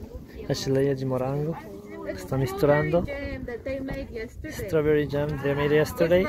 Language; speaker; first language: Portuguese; non-native, learner; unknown